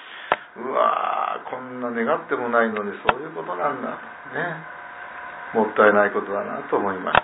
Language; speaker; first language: Japanese; native; Japanese